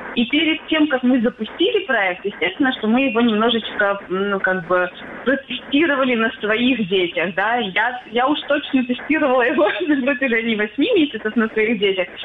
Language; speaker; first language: Russian; native; Russian